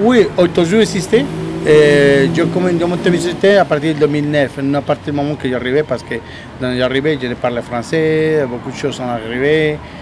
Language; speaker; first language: French; non-native, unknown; Spanish